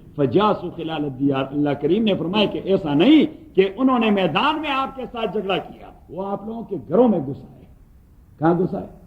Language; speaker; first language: Urdu; non-native, local second language; Pashto